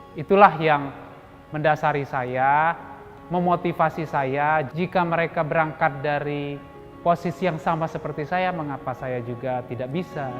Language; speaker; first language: Indonesian; native; Indonesian